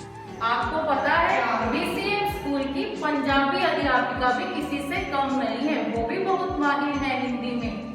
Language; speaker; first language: Hindi; native; Hindi